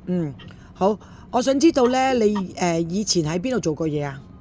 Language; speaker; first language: Cantonese; native; Cantonese